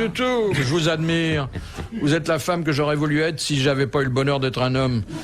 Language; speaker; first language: French; native; French